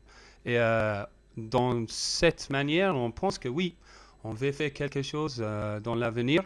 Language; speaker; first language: French; non-native, learner; English